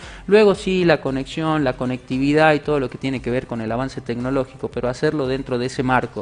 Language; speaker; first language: Spanish; native; Spanish